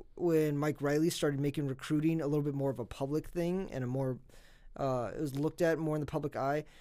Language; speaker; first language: English; native; English